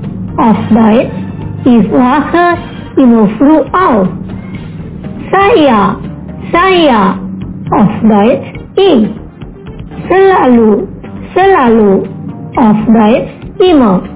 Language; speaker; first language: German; non-native, learner; Indonesian